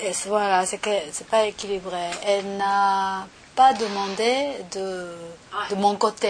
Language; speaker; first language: French; non-native, learner; Japanese